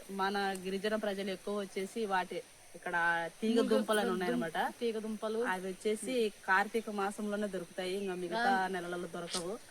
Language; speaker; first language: Telugu; native; Telugu